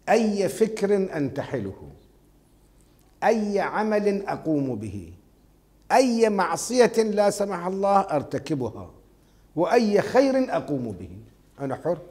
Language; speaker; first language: Arabic; native; Arabic